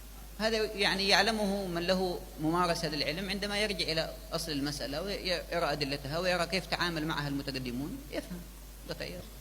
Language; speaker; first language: Arabic; native; Arabic